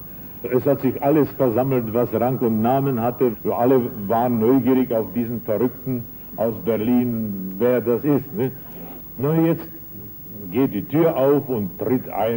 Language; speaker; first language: German; non-native, fluent; Czech